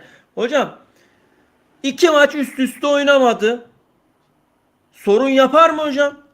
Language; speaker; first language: Turkish; native; Turkish